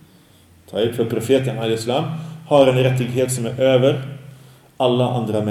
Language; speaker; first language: Swedish; early bilingual, other home language; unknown